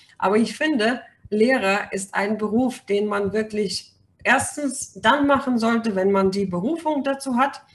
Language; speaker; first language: German; non-native, fluent; Russian